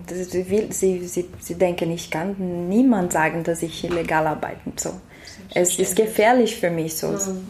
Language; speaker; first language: German; non-native, learner; Portuguese